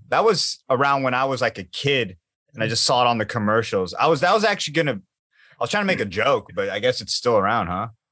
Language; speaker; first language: English; native; English